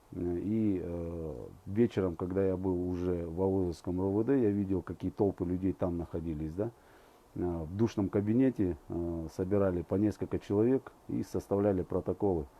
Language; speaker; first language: Russian; non-native, local second language; Kazakh